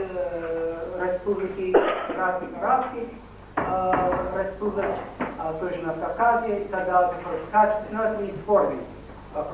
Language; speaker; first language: Russian; non-native, fluent; English